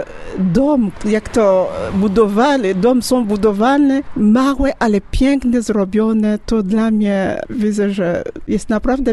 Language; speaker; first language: Polish; non-native, learner; French